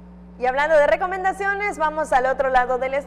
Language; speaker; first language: Spanish; native; Spanish